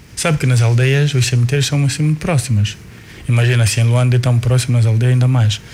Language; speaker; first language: Portuguese; non-native, local second language; Kongo